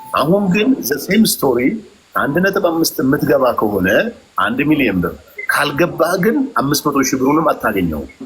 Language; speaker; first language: Amharic; native; Amharic